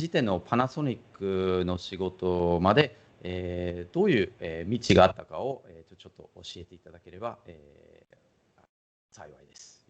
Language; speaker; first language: Japanese; non-native, fluent; German